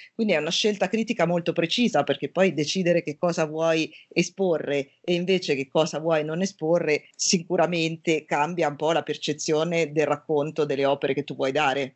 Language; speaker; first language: Italian; native; Italian